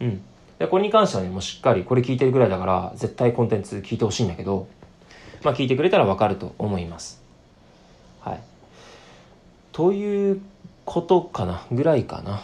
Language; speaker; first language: Japanese; native; Japanese